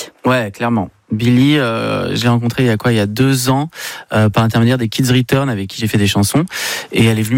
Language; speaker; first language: French; native; French